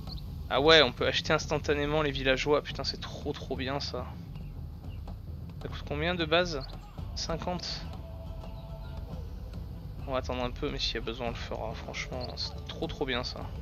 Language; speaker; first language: French; native; French